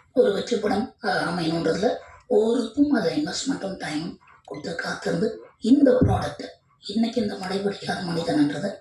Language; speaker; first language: Tamil; native; Tamil